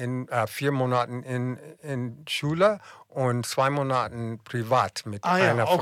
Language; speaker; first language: German; non-native, fluent; English